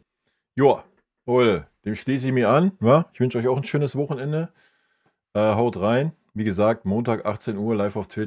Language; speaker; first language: German; native; German